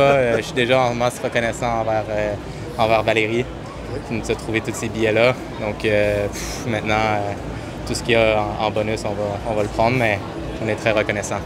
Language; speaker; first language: French; native; French